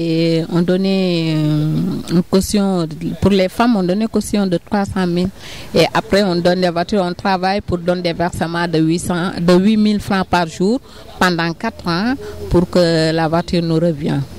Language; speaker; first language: French; non-native, local second language; Wolof